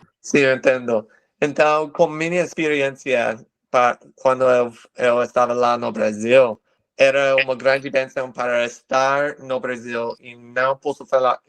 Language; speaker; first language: Portuguese; non-native, fluent; English